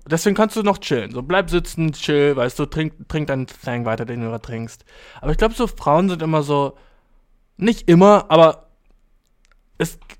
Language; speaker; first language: German; early bilingual, other home language; Albanian